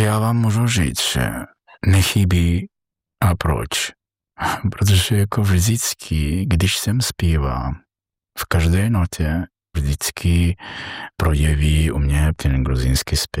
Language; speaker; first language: Czech; non-native, learner; Georgian